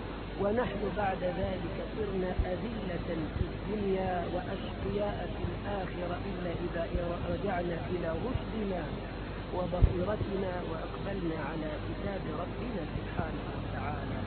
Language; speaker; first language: Arabic; native; Arabic